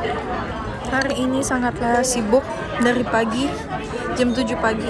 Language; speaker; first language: Indonesian; native; Indonesian